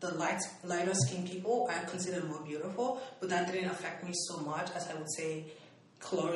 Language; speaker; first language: English; non-native, local second language; Igbo